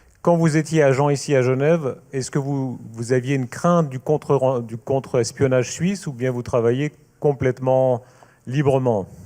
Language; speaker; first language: French; native; French